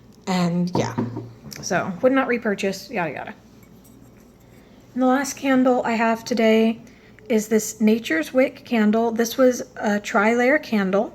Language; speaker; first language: English; native; English